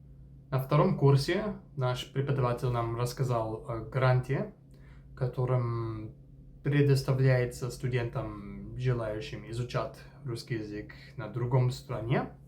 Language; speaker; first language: Russian; non-native, fluent; English